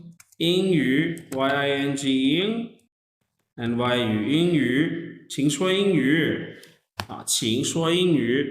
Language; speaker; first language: Chinese; non-native, fluent; Urdu